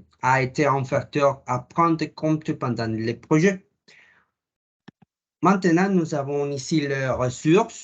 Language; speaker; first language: French; non-native, learner; Spanish